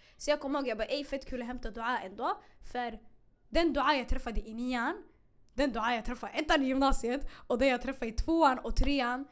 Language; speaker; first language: Swedish; early bilingual, other home language; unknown